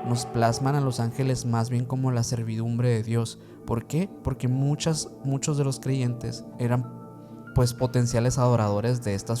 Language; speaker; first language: Spanish; native; Spanish